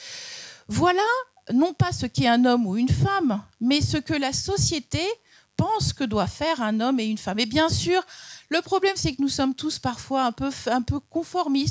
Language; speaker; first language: French; native; French